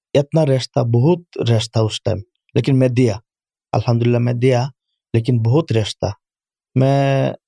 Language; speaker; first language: Urdu; non-native, learner; Bangla